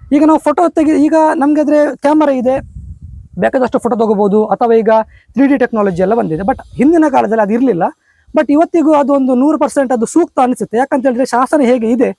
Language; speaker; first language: Kannada; non-native, local second language; Konkani